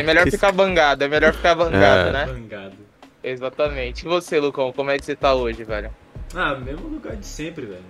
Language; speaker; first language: Portuguese; native; Portuguese